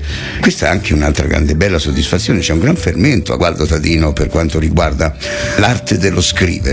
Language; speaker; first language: Italian; native; Italian